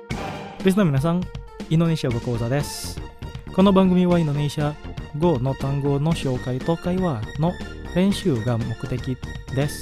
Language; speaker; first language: Japanese; non-native, fluent; Indonesian